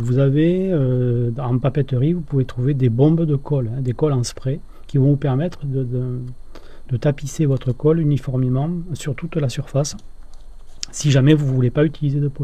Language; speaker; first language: French; native; French